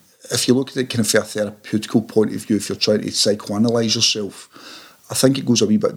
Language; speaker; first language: English; native; English